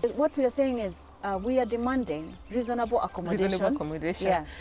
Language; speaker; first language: English; non-native, local second language; Kikuyu